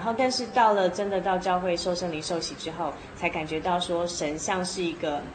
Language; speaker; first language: Chinese; native; Chinese